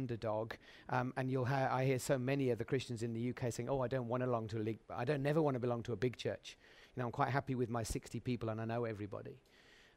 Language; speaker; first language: English; native; English